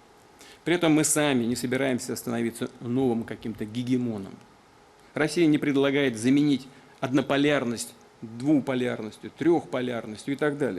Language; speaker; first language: Russian; native; Russian